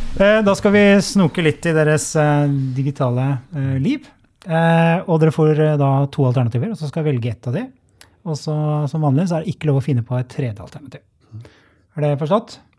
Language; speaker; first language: Norwegian; native; Norwegian